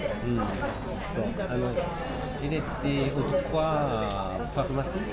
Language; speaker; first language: French; non-native, learner; Japanese